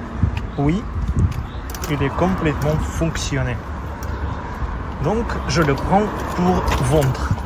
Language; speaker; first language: French; non-native, fluent; Russian